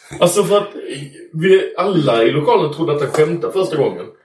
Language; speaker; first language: Swedish; native; Swedish